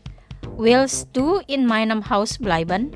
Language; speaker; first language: German; non-native, fluent; Indonesian